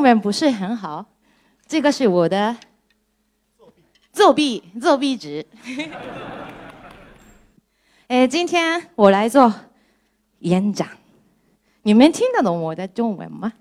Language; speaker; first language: Chinese; non-native, fluent; Japanese